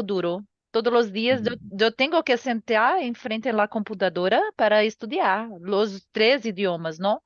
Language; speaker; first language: Spanish; non-native, learner; Portuguese